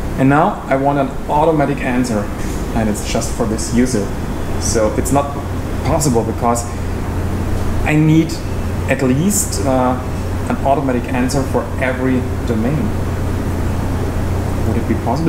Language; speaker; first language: English; non-native, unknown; German